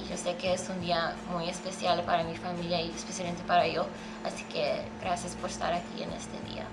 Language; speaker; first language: Spanish; early bilingual, heritage; Spanish